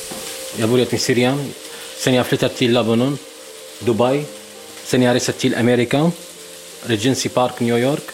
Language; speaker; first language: Swedish; non-native, learner; Arabic